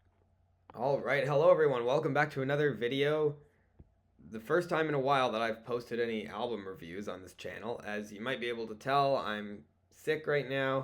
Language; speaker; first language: English; native; English